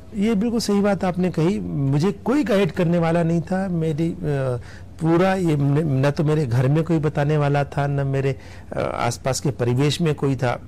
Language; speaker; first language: Hindi; native; Hindi